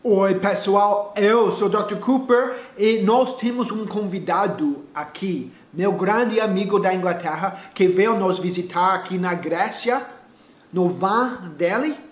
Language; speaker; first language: Portuguese; non-native, fluent; English